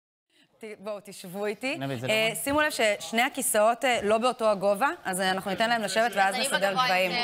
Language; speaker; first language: Hebrew; native; Hebrew